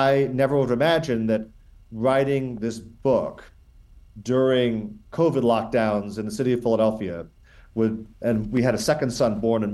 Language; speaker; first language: English; native; English